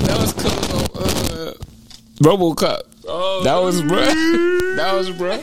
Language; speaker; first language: English; native; English